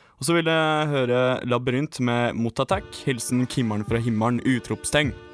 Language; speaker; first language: Norwegian; native; Norwegian